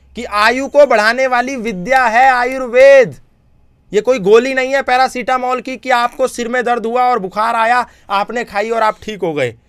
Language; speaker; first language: Hindi; native; Hindi